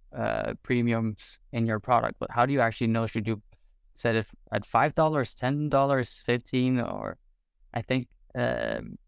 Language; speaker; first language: English; non-native, fluent; Portuguese